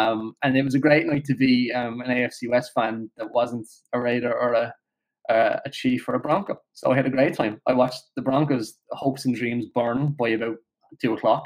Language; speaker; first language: English; native; English